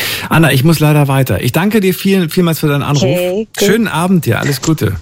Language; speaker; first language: German; native; German